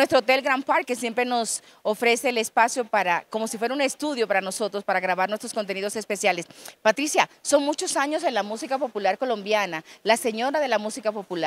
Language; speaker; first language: Spanish; native; Spanish